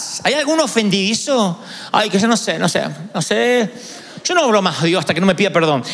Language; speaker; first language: Spanish; native; Spanish